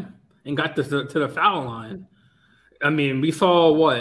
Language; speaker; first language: English; native; English